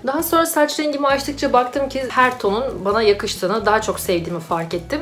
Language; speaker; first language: Turkish; native; Turkish